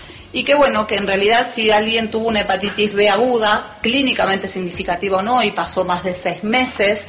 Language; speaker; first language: Spanish; native; Spanish